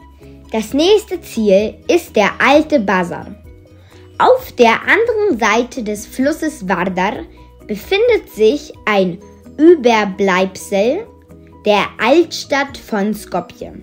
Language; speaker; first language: German; non-native, fluent; Macedonian